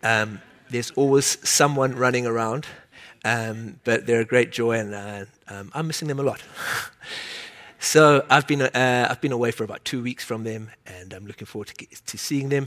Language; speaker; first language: English; native; English